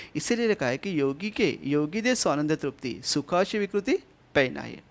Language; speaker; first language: Hindi; non-native, local second language; Marathi